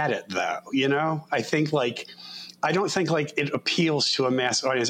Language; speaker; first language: English; native; English